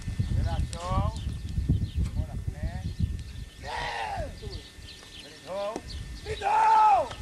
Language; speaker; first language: Hebrew; native; Hebrew